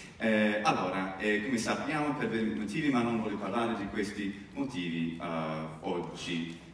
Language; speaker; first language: Italian; non-native, fluent; English